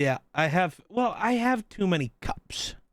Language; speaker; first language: English; native; English